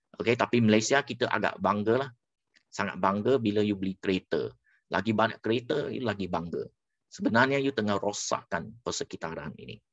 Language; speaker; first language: Malay; non-native, local second language; Chinese